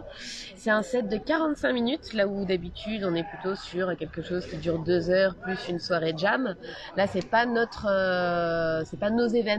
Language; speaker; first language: French; native; French